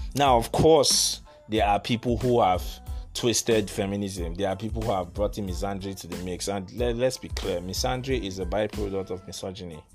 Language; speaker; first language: English; non-native, local second language; Igbo